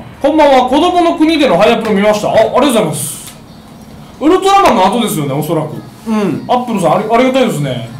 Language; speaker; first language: Japanese; native; Japanese